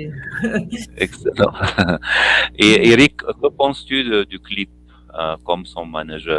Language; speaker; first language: French; non-native, fluent; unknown